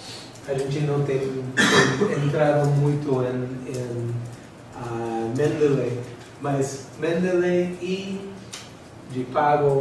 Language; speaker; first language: Portuguese; non-native, fluent; English